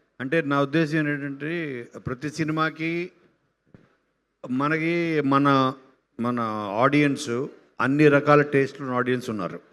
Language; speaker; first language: Telugu; native; Telugu